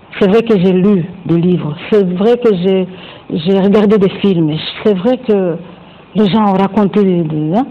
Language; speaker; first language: French; non-native, local second language; Kinyarwanda